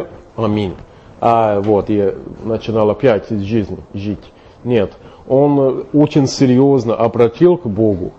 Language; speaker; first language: Russian; non-native, fluent; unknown